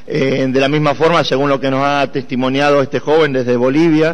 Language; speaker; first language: Spanish; native; Spanish